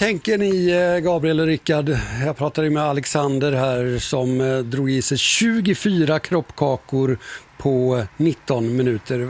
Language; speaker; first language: Swedish; native; Swedish